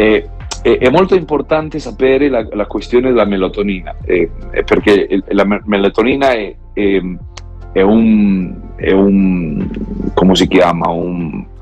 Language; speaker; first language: Italian; non-native, learner; Spanish